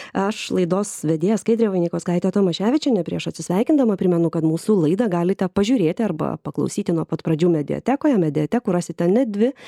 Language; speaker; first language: Lithuanian; native; Lithuanian